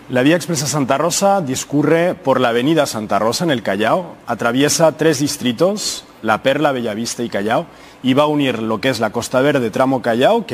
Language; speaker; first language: Spanish; native; Spanish